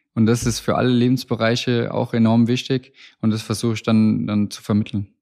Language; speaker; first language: German; native; German